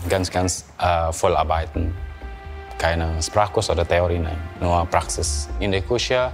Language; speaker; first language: German; non-native, learner; Vietnamese